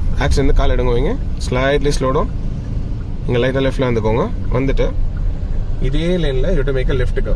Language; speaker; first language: Tamil; native; Tamil